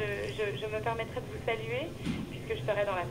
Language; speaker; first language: French; native; French